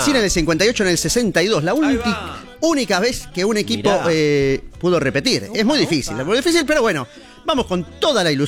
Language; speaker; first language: Spanish; native; Spanish